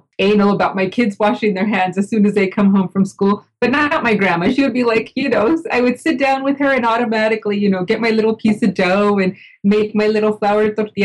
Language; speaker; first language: English; native; English